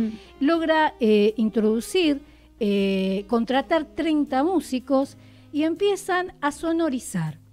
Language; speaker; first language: Spanish; native; Spanish